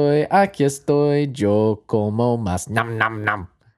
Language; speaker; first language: Spanish; non-native, learner; English